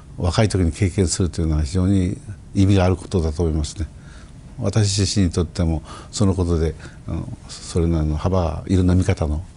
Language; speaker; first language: Japanese; native; Japanese